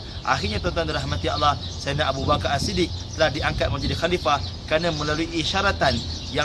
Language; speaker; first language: Malay; native; Malay